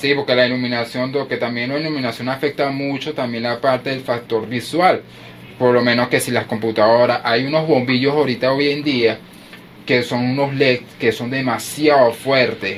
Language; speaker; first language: Spanish; native; Spanish